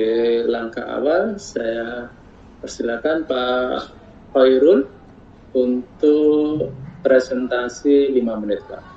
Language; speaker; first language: Indonesian; non-native, local second language; Javanese